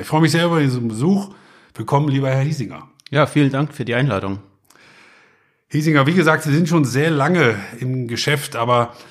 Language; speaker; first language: German; native; German